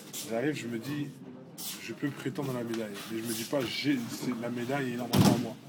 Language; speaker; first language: French; native; French